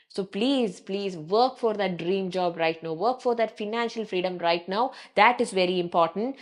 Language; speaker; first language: English; non-native, local second language; Malayalam